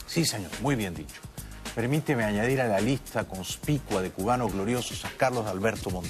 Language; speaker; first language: Spanish; native; Spanish